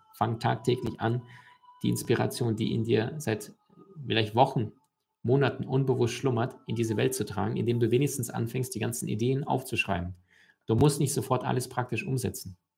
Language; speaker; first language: German; early bilingual, other home language; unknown